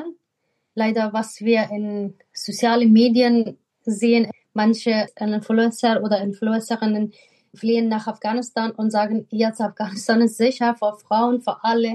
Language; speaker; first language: German; non-native, fluent; Persian